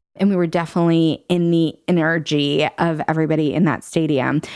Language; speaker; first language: English; native; English